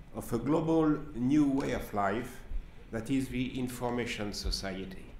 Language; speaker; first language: English; non-native, fluent; French